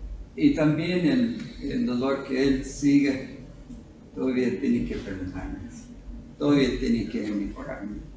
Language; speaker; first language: Spanish; non-native, fluent; English